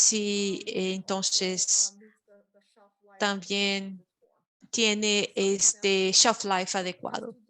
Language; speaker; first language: Spanish; non-native, fluent; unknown